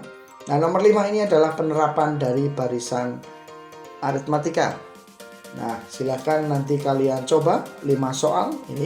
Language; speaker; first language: Indonesian; native; Indonesian